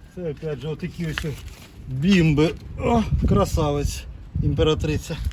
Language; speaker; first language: Ukrainian; non-native, local second language; Russian